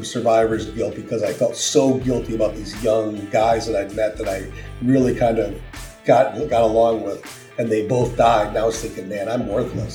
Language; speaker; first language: English; native; English